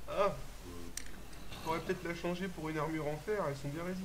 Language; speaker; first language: French; native; French